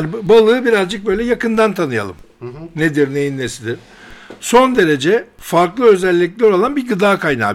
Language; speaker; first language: Turkish; native; Turkish